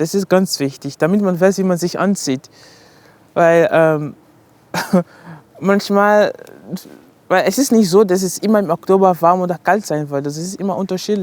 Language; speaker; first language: German; non-native, fluent; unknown